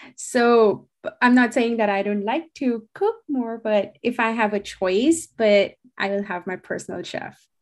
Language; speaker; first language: English; non-native, local second language; Hindi